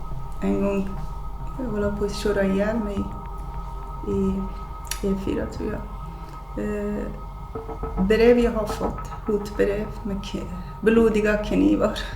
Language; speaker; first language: Swedish; non-native, fluent; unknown